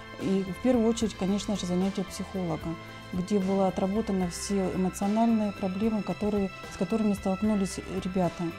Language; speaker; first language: Russian; native; Russian